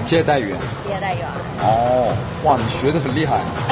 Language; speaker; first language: Chinese; non-native, fluent; Korean